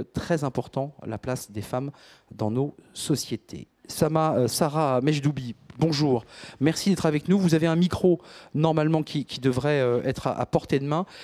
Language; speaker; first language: French; native; French